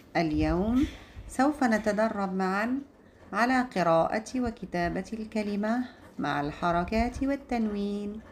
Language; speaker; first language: Arabic; non-native, fluent; French